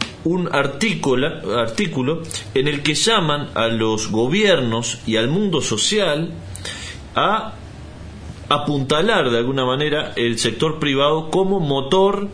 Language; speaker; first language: Spanish; native; Spanish